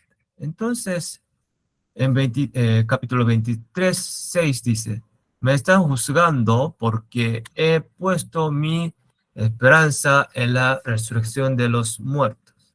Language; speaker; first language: Spanish; non-native, learner; Korean